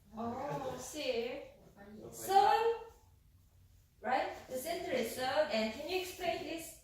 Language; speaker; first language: English; non-native, fluent; Korean